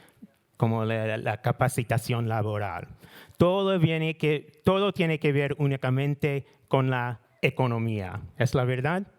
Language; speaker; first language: Spanish; non-native, learner; English